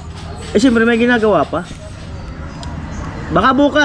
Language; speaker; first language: Filipino; native; Filipino